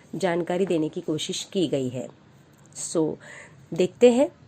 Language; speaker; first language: Hindi; non-native, local second language; Marathi